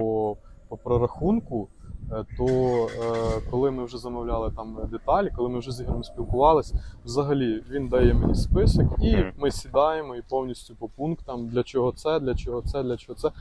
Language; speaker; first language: Ukrainian; native; Ukrainian